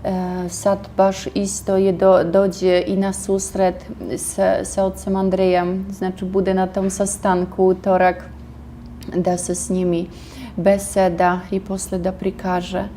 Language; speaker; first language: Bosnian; non-native, fluent; Russian